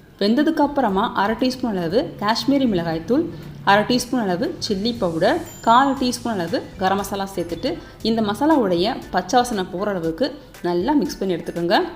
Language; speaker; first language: Tamil; native; Tamil